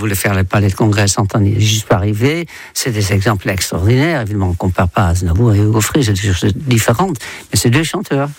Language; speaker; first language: French; non-native, fluent; Dutch